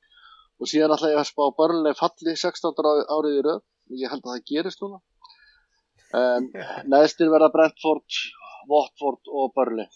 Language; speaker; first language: Icelandic; native; Icelandic